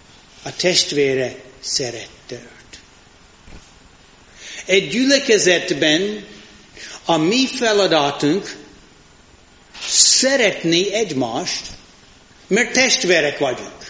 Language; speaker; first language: Hungarian; non-native, fluent; English